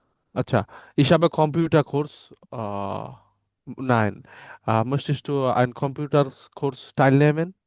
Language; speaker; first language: German; non-native, learner; Bangla